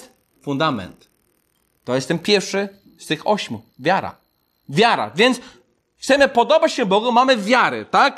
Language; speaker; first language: Polish; non-native, fluent; English